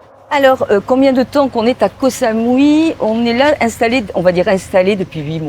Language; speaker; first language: French; native; French